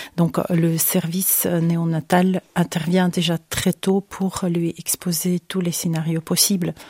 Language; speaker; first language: French; non-native, fluent; Ukrainian